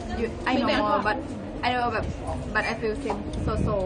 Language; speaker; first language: English; non-native, learner; Thai